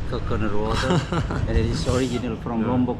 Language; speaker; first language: English; non-native, learner; Indonesian